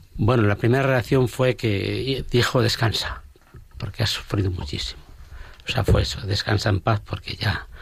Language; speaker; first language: Spanish; native; Spanish